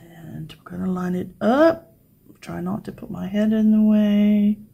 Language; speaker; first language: English; native; English